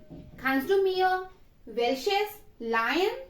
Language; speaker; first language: German; non-native, fluent; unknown